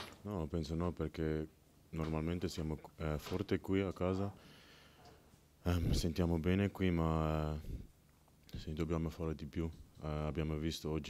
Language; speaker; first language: Italian; non-native, learner; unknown